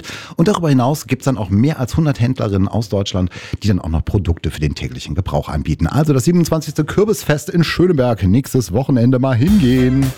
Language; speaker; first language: German; native; German